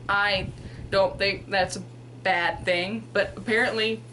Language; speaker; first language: English; native; English